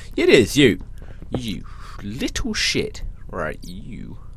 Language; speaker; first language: English; native; English